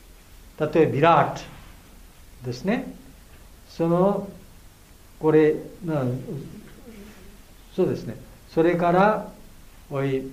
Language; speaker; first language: Japanese; non-native, learner; Bangla